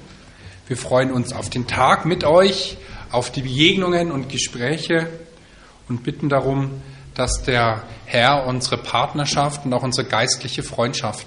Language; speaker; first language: German; native; German